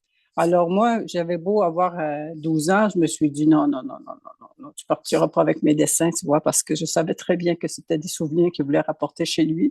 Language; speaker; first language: French; native; French